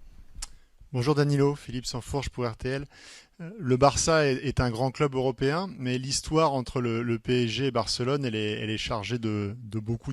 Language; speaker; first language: French; native; French